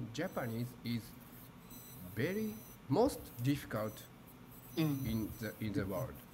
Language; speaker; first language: English; non-native, learner; Japanese